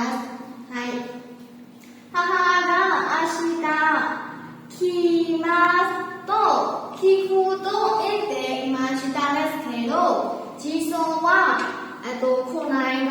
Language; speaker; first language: Japanese; non-native, learner; Burmese